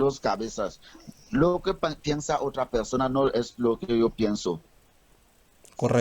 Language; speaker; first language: Spanish; non-native, learner; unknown